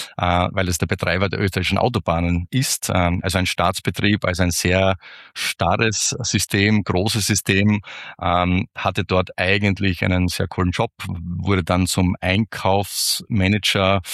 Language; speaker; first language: German; native; German